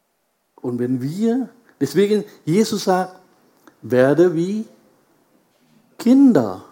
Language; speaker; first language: German; non-native, fluent; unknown